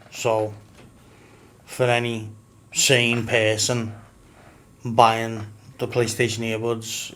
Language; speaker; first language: English; native; English